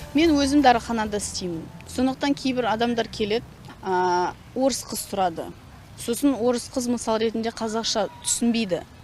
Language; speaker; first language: Kazakh; non-native, local second language; Russian